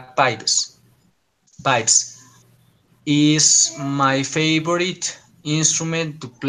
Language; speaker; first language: English; non-native, learner; Spanish